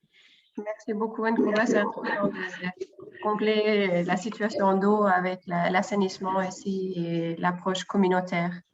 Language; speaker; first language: French; non-native, fluent; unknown